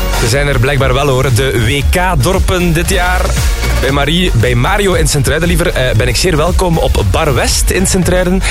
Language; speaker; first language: Dutch; native; Dutch